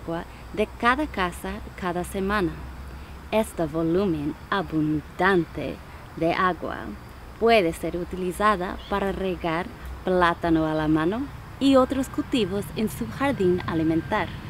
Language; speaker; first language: Spanish; non-native, learner; English